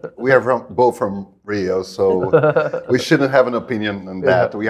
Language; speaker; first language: English; non-native, fluent; Portuguese